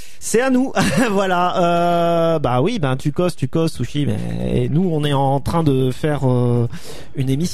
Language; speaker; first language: French; native; French